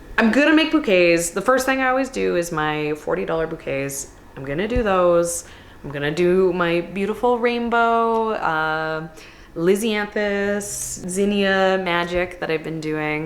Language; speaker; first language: English; native; English